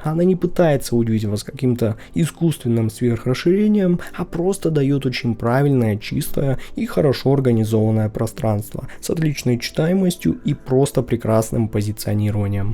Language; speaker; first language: Russian; native; Russian